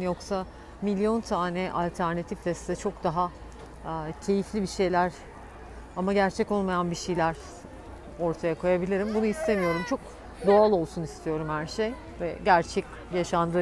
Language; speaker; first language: Turkish; native; Turkish